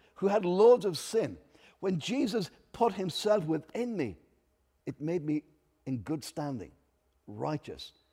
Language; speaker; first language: English; native; English